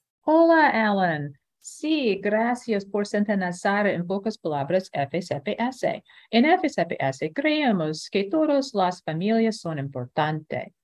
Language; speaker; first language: Spanish; non-native, fluent; English